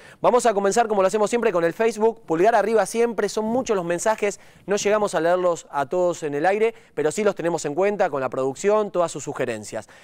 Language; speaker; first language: Spanish; native; Spanish